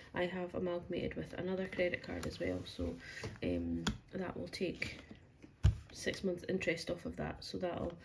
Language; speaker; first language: English; native; English